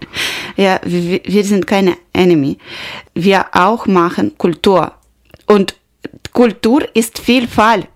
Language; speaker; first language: German; non-native, learner; Ukrainian